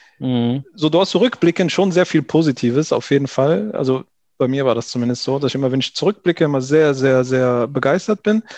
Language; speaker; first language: German; early bilingual, other home language; Arabic